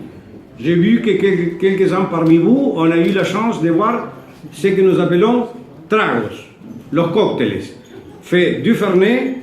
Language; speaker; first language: French; non-native, fluent; Spanish